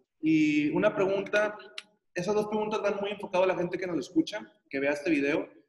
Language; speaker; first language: Spanish; native; Spanish